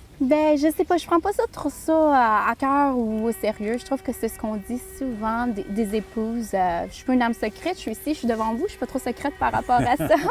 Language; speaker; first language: French; early bilingual, other home language; Spanish